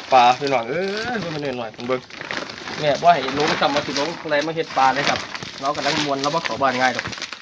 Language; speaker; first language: Thai; native; Thai